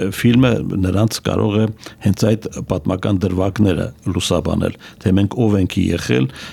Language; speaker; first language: Armenian; native; Armenian